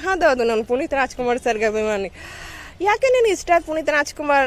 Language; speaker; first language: Kannada; non-native, local second language; Bangla